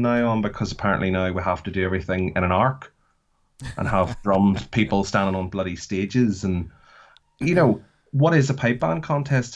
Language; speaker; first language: English; native; English